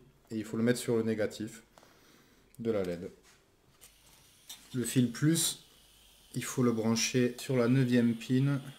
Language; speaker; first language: French; native; French